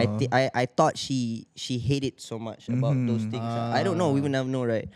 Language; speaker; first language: English; non-native, local second language; Malay